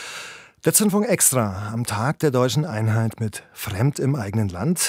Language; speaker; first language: German; native; German